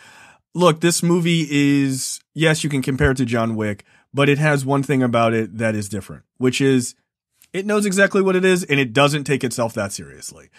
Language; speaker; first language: English; native; English